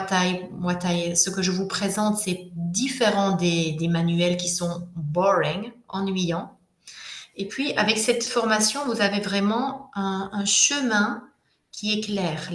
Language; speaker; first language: French; native; French